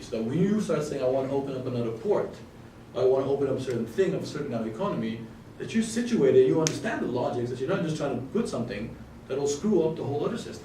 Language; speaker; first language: English; non-native, fluent; Dutch